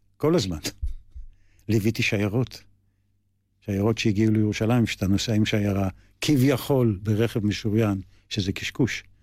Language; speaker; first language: Hebrew; native; Hebrew